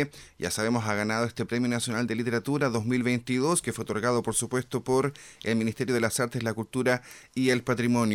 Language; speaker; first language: Spanish; native; Spanish